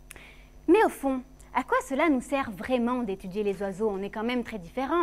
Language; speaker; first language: French; native; French